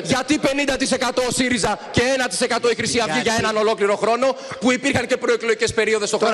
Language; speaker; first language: Greek; native; Greek